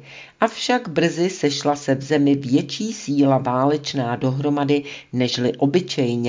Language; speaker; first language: Czech; native; Czech